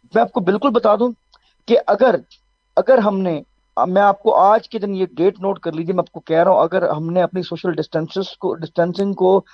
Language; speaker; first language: Urdu; non-native, local second language; Saraiki